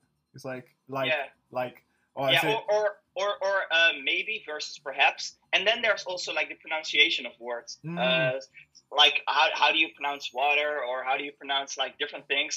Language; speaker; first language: English; non-native, fluent; Dutch